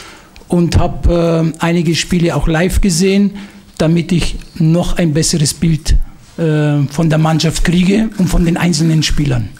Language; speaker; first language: German; non-native, fluent; Italian